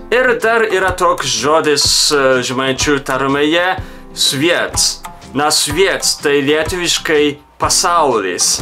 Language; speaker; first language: Lithuanian; non-native, fluent; Japanese